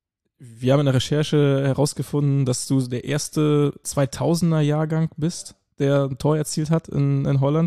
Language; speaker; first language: German; native; German